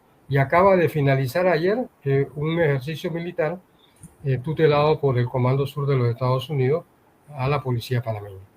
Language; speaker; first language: Spanish; native; Spanish